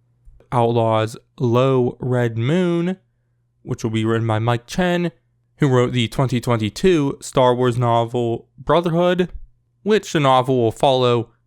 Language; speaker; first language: English; native; English